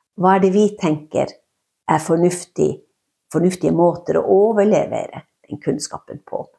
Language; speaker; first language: Norwegian; non-native, local second language; Northern Sami